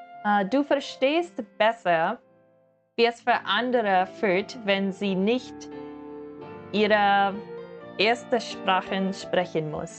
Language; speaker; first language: German; non-native, learner; English